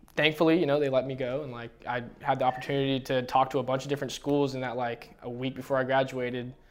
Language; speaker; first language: English; native; English